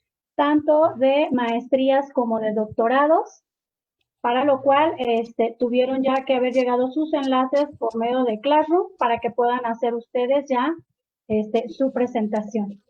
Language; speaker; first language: Spanish; native; Spanish